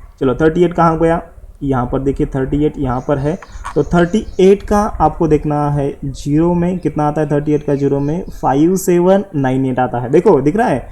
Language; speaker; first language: Hindi; non-native, local second language; Marathi